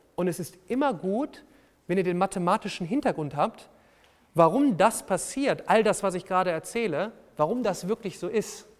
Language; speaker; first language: German; native; German